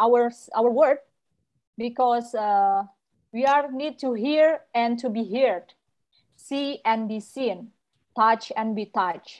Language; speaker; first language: English; non-native, learner; Indonesian